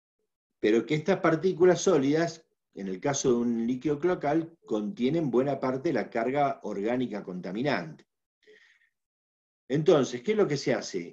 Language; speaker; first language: Spanish; native; Spanish